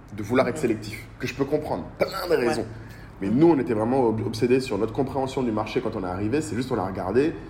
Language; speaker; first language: French; non-native, local second language; Bambara